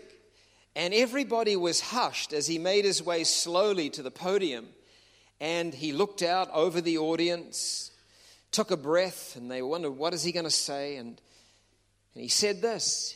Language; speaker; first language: English; native; English